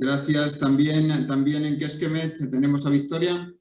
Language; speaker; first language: Spanish; native; Spanish